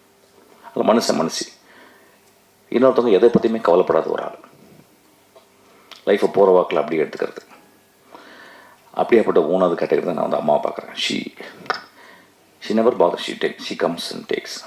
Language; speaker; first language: Tamil; native; Tamil